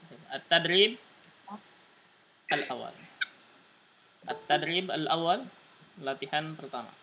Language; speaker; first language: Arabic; non-native, fluent; Indonesian